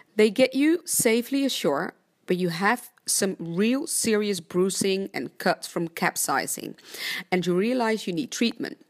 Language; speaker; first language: English; non-native, fluent; Dutch